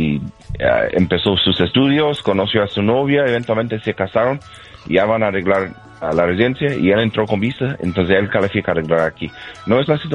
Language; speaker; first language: Spanish; non-native, fluent; English